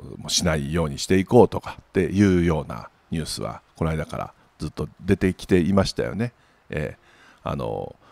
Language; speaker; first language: Japanese; native; Japanese